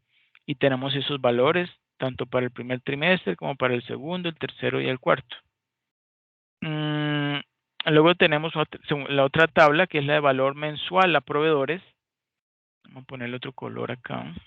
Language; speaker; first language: Spanish; native; Spanish